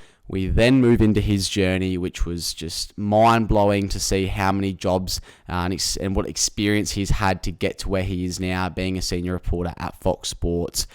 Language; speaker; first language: English; native; English